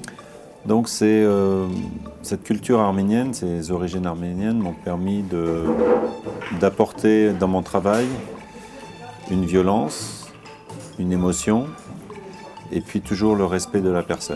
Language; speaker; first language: French; early bilingual, other home language; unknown